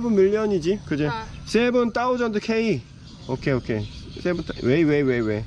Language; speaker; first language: English; non-native, learner; Korean